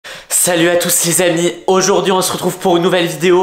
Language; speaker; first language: French; native; French